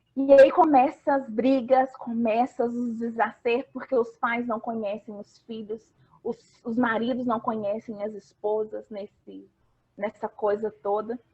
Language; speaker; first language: Portuguese; native; Portuguese